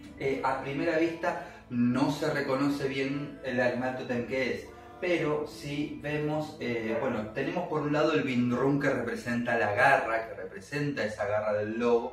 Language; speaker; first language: Spanish; native; Spanish